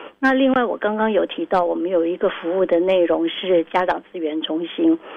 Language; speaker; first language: Chinese; native; Chinese